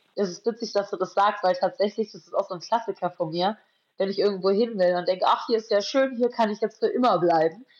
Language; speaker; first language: German; native; German